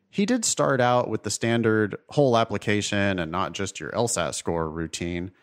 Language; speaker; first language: English; native; English